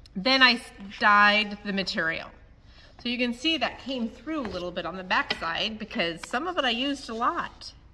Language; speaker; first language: English; native; English